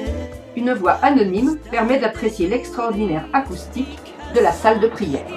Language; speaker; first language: French; native; French